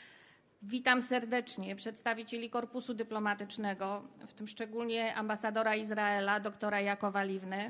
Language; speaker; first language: Polish; native; Polish